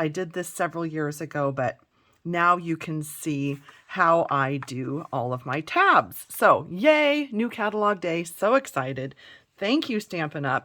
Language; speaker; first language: English; native; English